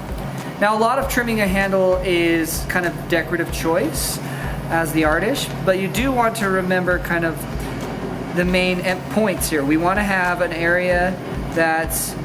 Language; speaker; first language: English; native; English